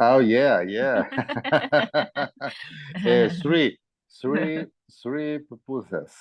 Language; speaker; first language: English; non-native, learner; Spanish